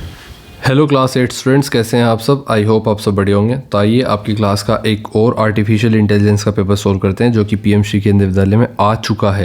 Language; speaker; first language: Hindi; native; Hindi